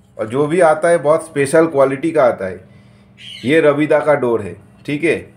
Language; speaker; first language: Hindi; non-native, local second language; Bangla